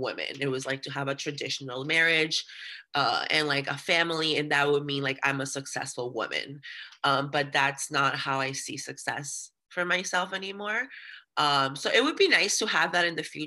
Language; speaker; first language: English; early bilingual, other home language; Spanish